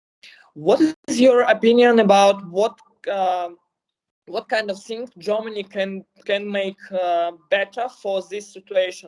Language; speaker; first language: English; non-native, learner; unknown